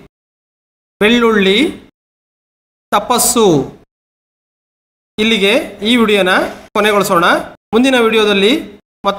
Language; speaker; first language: Kannada; native; Kannada